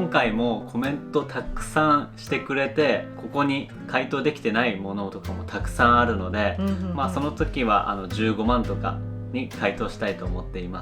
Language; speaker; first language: Japanese; native; Japanese